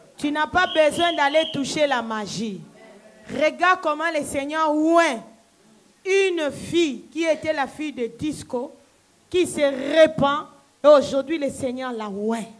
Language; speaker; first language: French; non-native, local second language; Lingala